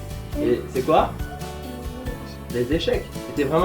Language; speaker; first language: French; native; French